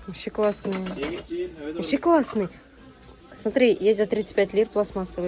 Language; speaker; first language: Russian; native; Russian